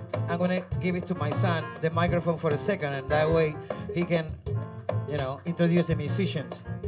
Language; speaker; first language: English; non-native, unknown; Spanish